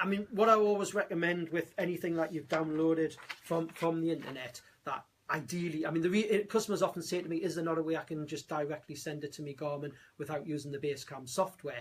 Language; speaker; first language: English; native; English